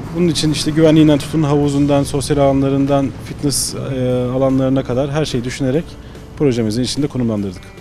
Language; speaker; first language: Turkish; early bilingual, heritage; Turkish